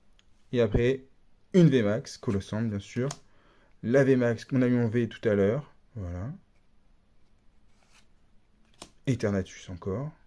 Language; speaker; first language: French; native; French